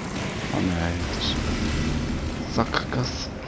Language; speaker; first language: German; native; German